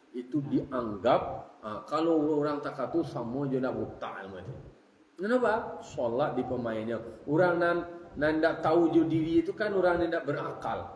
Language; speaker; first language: Malay; non-native, local second language; Minangkabau